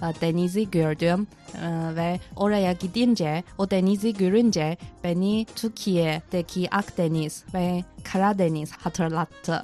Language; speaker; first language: Turkish; non-native, fluent; Chinese